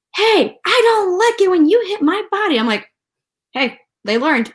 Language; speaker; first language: English; early bilingual, other home language; Ukrainian